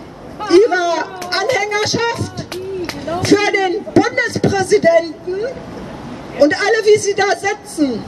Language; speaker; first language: German; native; German